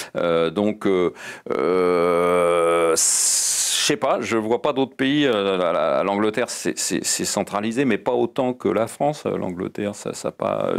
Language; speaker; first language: French; native; French